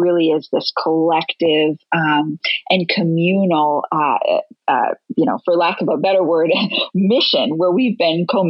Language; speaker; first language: English; native; English